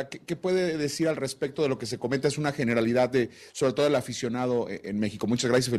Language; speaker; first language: Spanish; native; Spanish